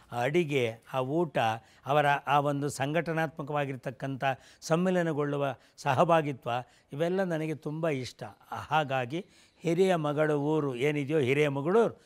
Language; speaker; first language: Kannada; non-native, local second language; Tamil